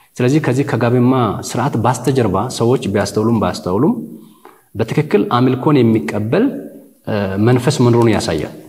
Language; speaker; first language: Amharic; non-native, local second language; Hadiyya